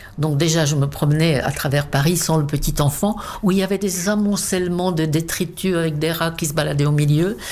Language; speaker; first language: French; non-native, fluent; Czech